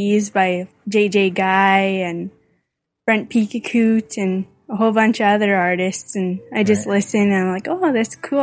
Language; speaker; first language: English; native; English